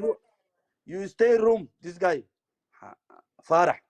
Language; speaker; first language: English; non-native, learner; Somali